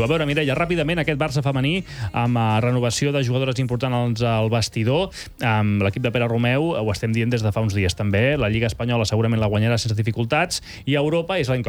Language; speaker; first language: Catalan; native; Catalan